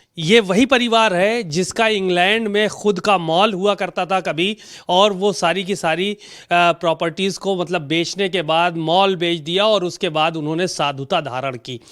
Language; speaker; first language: Hindi; native; Hindi